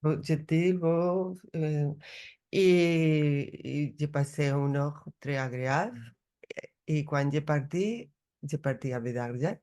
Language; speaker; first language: French; non-native, learner; Spanish